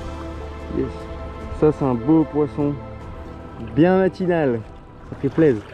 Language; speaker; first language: French; native; French